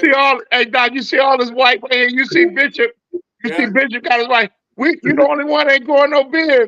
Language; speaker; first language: English; native; English